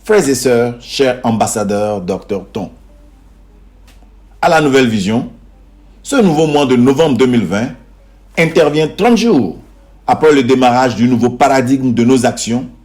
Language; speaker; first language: French; native; French